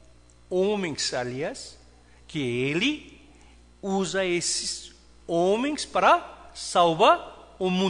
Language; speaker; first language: Portuguese; non-native, fluent; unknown